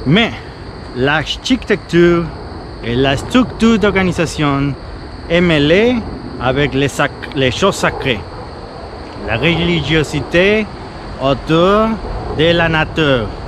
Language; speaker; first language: French; non-native, fluent; Spanish